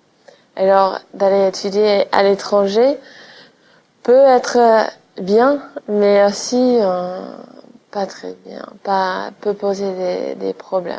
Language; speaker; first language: French; non-native, fluent; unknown